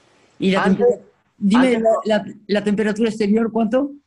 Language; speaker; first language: Spanish; non-native, fluent; French